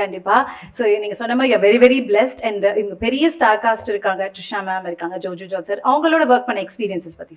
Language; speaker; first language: Tamil; native; Tamil